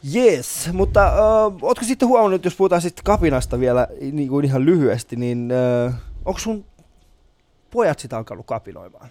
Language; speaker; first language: Finnish; early bilingual, other home language; Persian